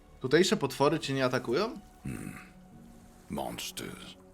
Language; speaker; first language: Polish; native; Polish